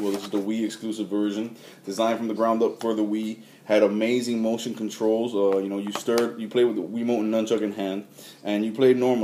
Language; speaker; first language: English; native; English